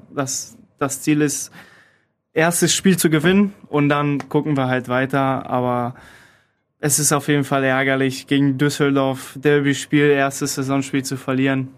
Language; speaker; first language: German; early bilingual, other home language; Polish